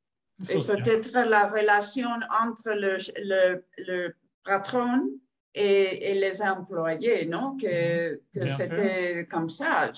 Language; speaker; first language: French; non-native, fluent; Spanish